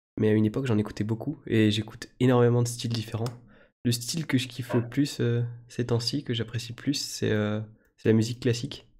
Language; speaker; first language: French; native; French